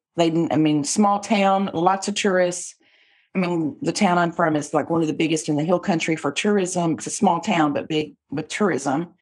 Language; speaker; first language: English; native; English